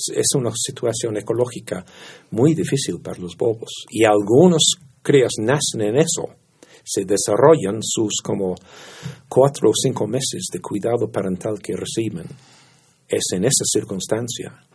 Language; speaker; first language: Spanish; non-native, fluent; English